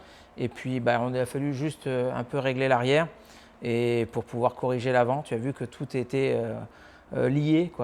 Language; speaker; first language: French; native; French